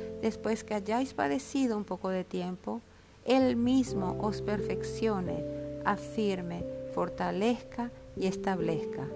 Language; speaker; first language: Spanish; native; Spanish